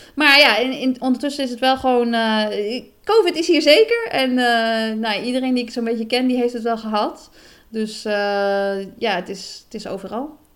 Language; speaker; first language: Dutch; native; Dutch